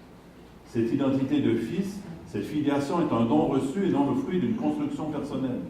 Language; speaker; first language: French; native; French